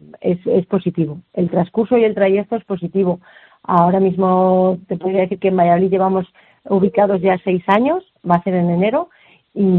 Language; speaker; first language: Spanish; native; Spanish